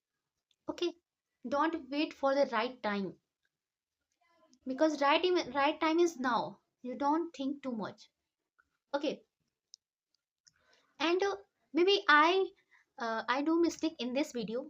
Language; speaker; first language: English; non-native, learner; Hindi